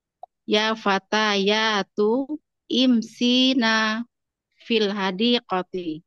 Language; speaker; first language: Arabic; non-native, learner; Indonesian